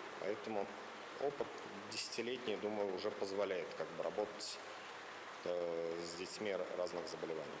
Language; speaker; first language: Russian; native; Russian